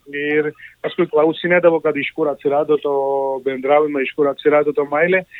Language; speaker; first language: Lithuanian; non-native, fluent; Georgian